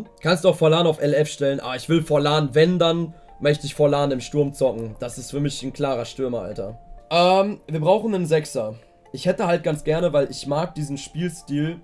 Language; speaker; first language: German; native; German